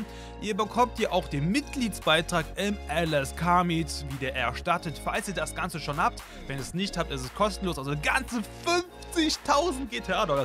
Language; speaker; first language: German; native; German